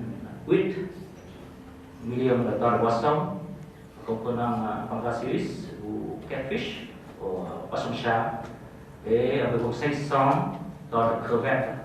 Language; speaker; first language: French; non-native, fluent; Vietnamese